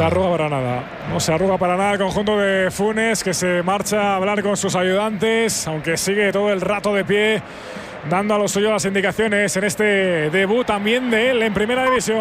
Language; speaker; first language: Spanish; native; Spanish